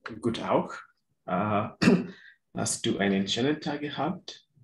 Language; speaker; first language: German; non-native, fluent; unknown